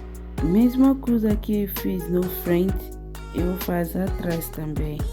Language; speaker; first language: Portuguese; non-native, learner; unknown